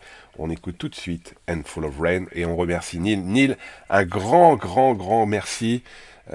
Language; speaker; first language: French; native; French